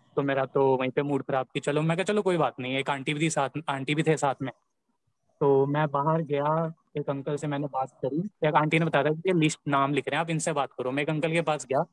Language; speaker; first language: Hindi; native; Hindi